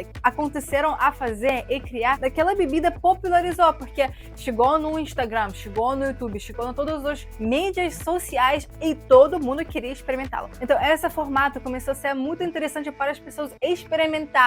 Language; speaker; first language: Portuguese; non-native, fluent; Russian